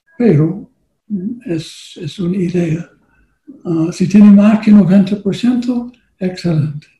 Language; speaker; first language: Spanish; non-native, learner; English